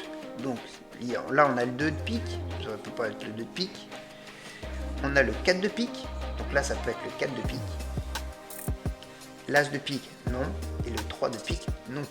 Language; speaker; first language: French; native; French